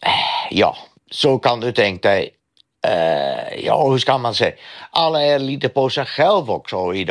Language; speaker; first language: Swedish; non-native, fluent; Dutch